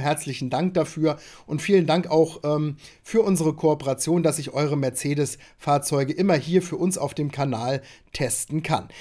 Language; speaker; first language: German; native; German